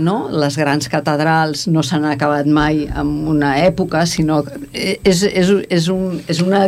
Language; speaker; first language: Catalan; native; Catalan